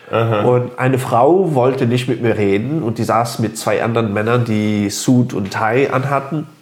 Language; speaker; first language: German; non-native, local second language; Luxembourgish